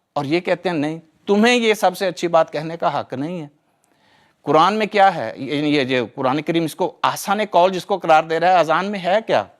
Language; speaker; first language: Urdu; non-native, local second language; Punjabi